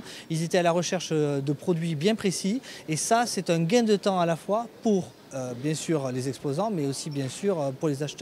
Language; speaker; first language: French; native; French